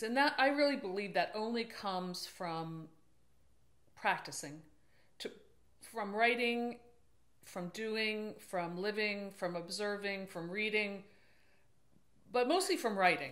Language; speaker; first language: English; native; English